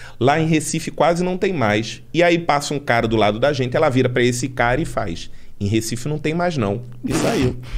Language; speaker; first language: Portuguese; native; Portuguese